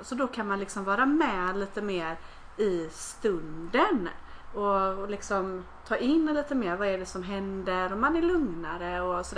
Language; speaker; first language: Swedish; native; Swedish